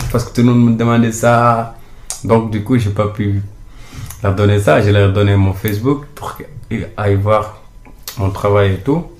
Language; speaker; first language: French; non-native, local second language; Wolof